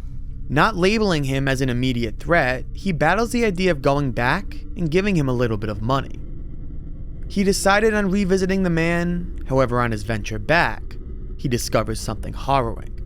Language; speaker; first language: English; native; English